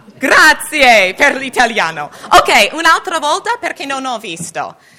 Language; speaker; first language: Italian; non-native, learner; English